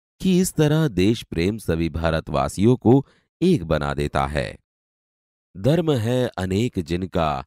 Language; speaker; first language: Hindi; non-native, local second language; Gujarati